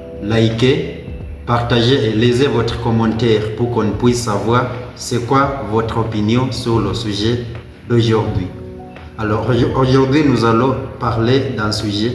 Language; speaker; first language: French; non-native, learner; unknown